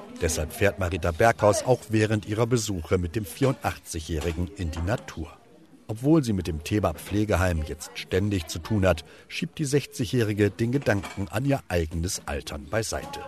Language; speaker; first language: German; native; German